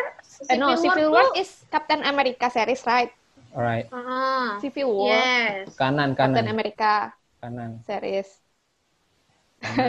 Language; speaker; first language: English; non-native, learner; Indonesian